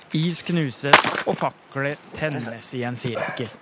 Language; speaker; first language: Norwegian; native; Norwegian